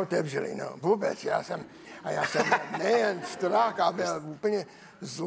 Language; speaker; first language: Czech; non-native, learner; English